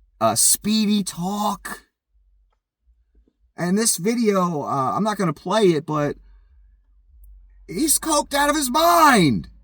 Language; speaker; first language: English; native; English